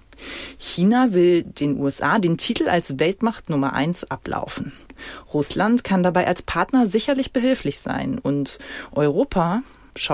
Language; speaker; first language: German; native; German